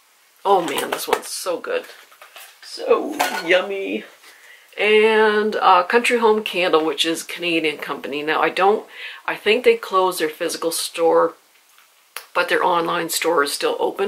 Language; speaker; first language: English; native; English